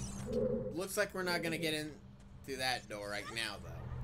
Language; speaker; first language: English; native; English